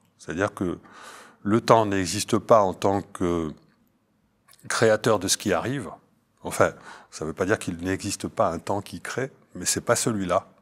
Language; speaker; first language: French; native; French